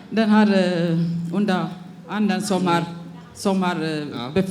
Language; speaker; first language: Swedish; non-native, learner; Amharic